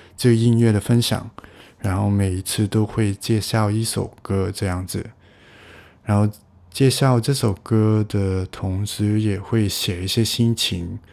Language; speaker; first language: Chinese; non-native, local second language; Cantonese